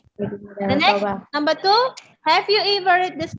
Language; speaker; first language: English; non-native, learner; Indonesian